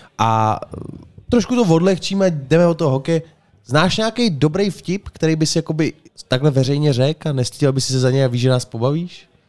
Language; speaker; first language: Czech; native; Czech